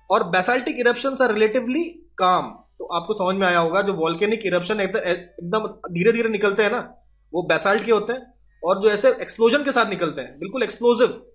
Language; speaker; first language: Hindi; native; Hindi